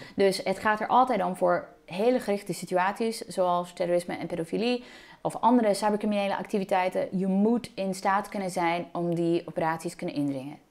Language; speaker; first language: Dutch; non-native, fluent; English